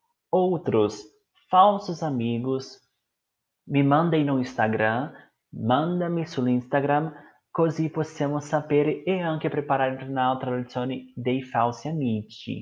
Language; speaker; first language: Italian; non-native, learner; Portuguese